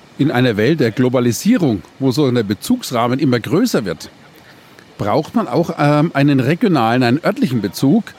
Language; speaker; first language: German; native; German